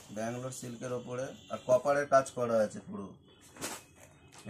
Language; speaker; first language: Hindi; non-native, local second language; Bangla